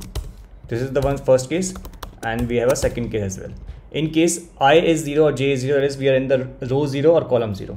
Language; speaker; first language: English; non-native, local second language; Hindi